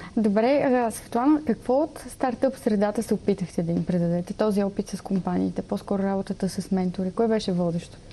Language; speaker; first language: Bulgarian; native; Bulgarian